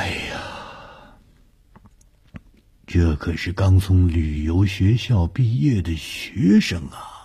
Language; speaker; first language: Chinese; native; Chinese